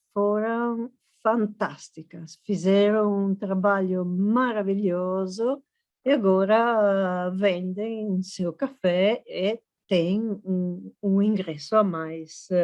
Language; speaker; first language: Portuguese; non-native, fluent; Italian